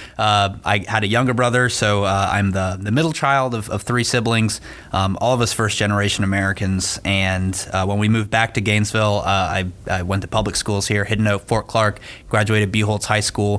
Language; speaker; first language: English; native; English